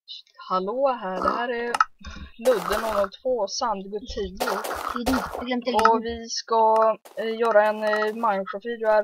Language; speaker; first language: Swedish; early bilingual, heritage; Swedish